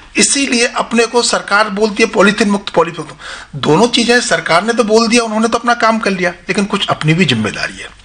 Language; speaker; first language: Hindi; native; Hindi